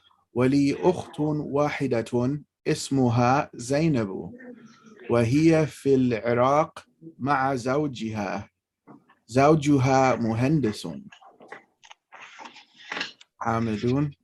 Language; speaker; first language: Arabic; non-native, fluent; English